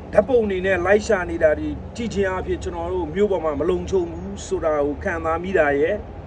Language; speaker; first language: Burmese; non-native, local second language; Nepali